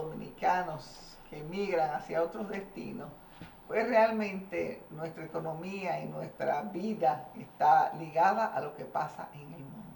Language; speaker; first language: Spanish; native; Spanish